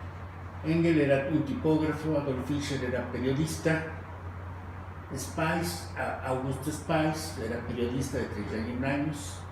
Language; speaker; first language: Spanish; native; Spanish